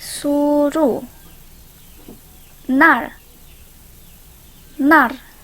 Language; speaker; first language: Chinese; non-native, learner; Indonesian